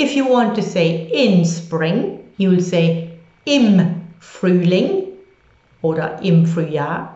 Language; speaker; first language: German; non-native, fluent; English